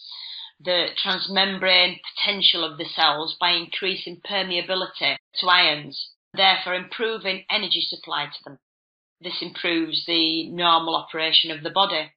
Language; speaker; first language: English; native; English